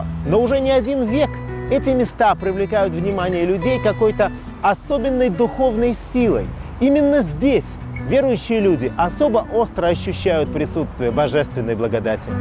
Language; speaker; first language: Russian; native; Russian